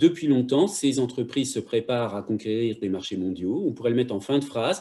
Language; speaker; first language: French; native; French